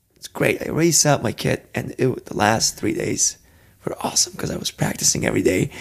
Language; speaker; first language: English; non-native, fluent; Serbian